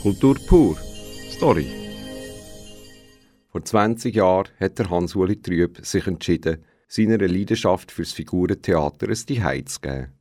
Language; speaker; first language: German; native; German